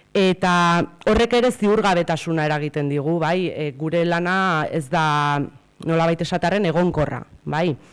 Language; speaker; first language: Basque; native; Basque